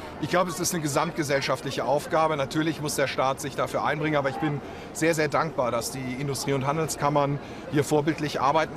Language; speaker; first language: German; native; German